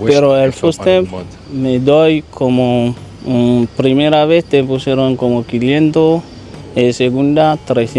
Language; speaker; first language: Spanish; non-native, learner; Haitian Creole